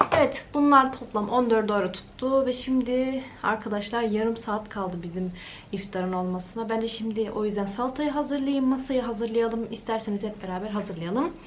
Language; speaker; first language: Turkish; early bilingual, heritage; Turkish